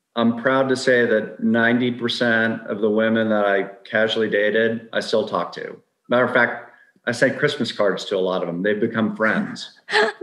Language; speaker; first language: English; native; English